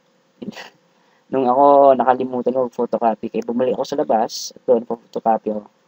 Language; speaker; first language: Filipino; non-native, local second language; Cebuano